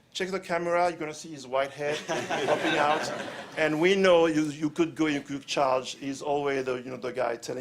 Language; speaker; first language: English; non-native, fluent; French